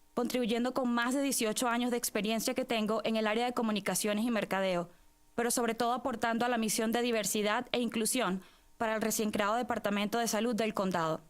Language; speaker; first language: English; non-native, fluent; Spanish